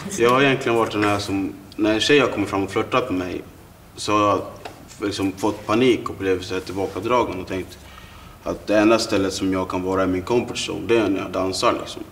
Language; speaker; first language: Swedish; native; Swedish